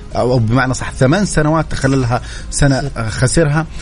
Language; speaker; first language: Arabic; native; Arabic